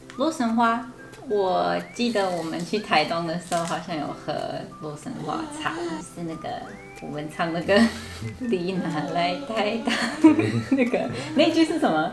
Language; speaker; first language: Chinese; non-native, fluent; English